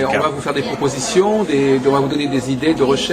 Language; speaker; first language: French; native; French